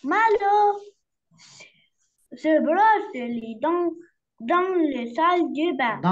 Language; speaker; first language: French; non-native, learner; Arabic